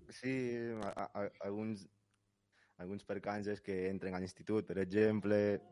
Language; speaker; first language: Catalan; early bilingual, other home language; Spanish